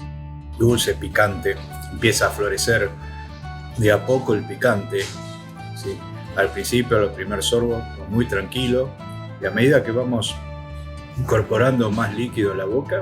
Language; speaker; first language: Spanish; native; Spanish